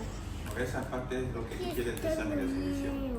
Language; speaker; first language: Spanish; native; Spanish